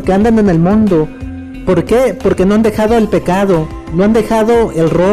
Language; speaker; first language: Spanish; native; Spanish